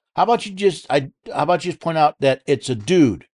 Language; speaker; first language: English; native; English